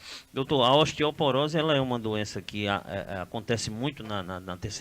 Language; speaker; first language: Portuguese; native; Portuguese